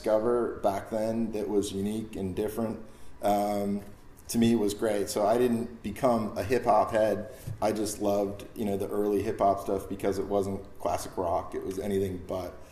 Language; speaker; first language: English; native; English